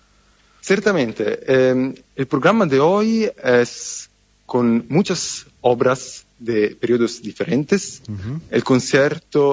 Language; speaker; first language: Spanish; non-native, fluent; Italian